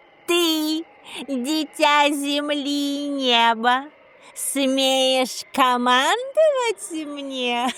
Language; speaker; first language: Russian; native; Russian